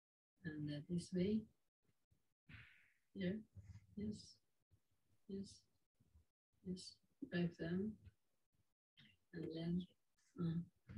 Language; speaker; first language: English; non-native, fluent; Chinese